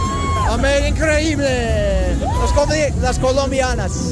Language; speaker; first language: Spanish; non-native, learner; English